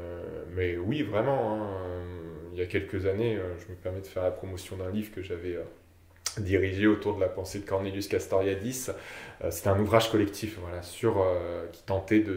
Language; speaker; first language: French; native; French